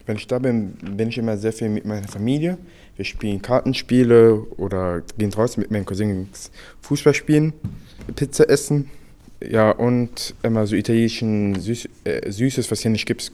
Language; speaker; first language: German; early bilingual, other home language; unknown